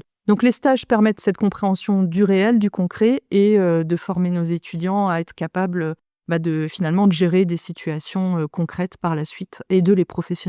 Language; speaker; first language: French; native; French